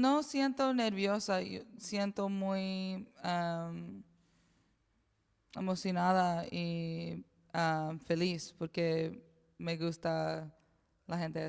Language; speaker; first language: Spanish; early bilingual, heritage; English